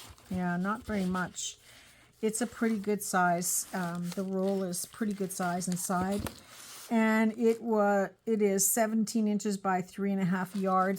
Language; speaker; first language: English; native; English